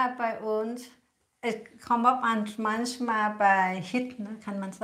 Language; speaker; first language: German; non-native, learner; Thai